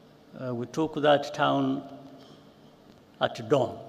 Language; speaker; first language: English; non-native, local second language; Kinyarwanda